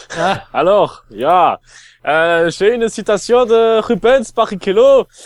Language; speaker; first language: French; native; French